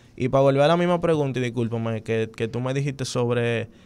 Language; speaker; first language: Spanish; native; Spanish